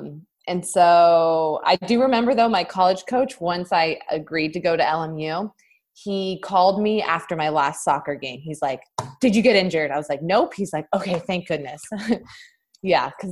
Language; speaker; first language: English; native; English